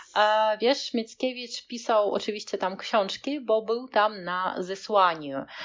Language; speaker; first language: Polish; non-native, fluent; Russian